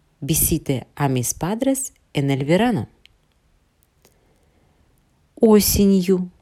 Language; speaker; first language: Spanish; non-native, fluent; Russian